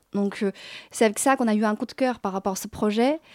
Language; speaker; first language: French; non-native, fluent; Chinese